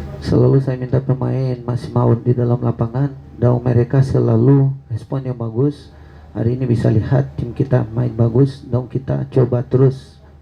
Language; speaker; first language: Indonesian; non-native, fluent; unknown